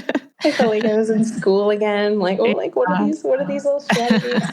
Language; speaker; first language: English; native; English